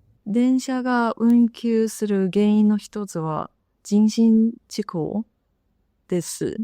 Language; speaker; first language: Japanese; non-native, fluent; Chinese